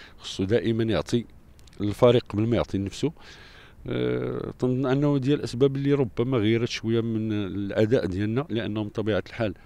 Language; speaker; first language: Arabic; native; Arabic